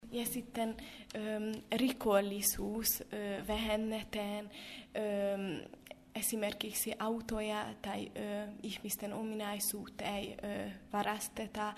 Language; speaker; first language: Finnish; non-native, fluent; Hungarian